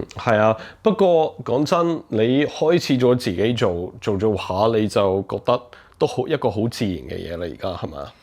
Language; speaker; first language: Cantonese; early bilingual, heritage; Cantonese